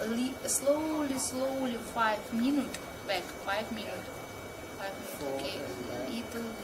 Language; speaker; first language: English; non-native, learner; Russian